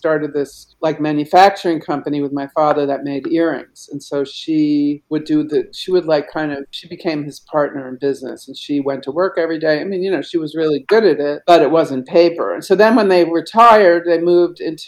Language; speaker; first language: English; native; English